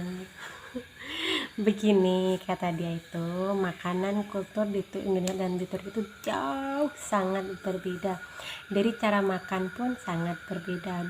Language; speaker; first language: Indonesian; native; Indonesian